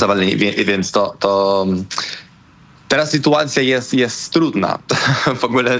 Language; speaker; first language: Polish; non-native, learner; Spanish